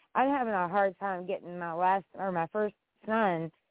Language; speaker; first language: English; native; English